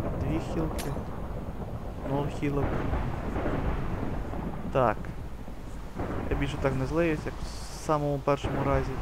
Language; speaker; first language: Ukrainian; native; Ukrainian